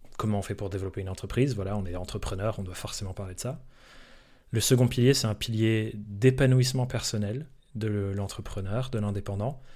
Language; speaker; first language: French; early bilingual, other home language; English